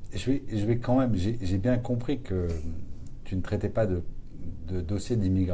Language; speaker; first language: French; native; French